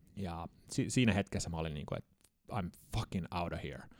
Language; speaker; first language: Finnish; early bilingual, heritage; Finnish